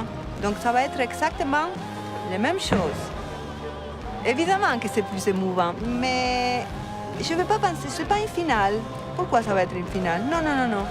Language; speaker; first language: French; non-native, fluent; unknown